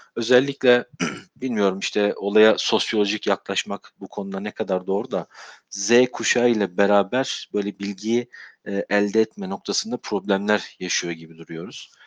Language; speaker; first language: Turkish; native; Turkish